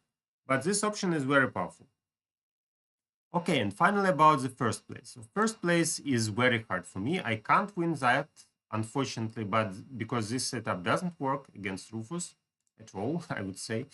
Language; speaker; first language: English; non-native, fluent; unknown